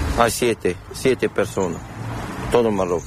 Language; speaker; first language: Spanish; non-native, learner; Arabic